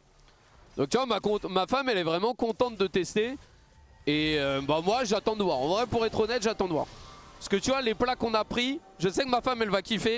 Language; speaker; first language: French; native; French